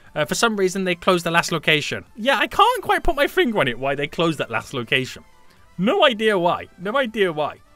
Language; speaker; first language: English; native; English